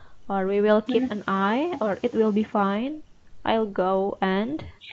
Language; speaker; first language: English; non-native, fluent; Indonesian